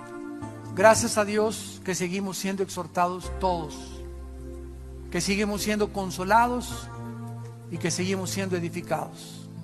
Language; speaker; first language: Spanish; native; Spanish